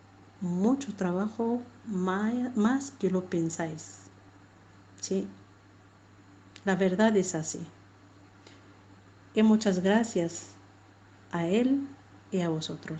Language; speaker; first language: Spanish; non-native, fluent; Arabic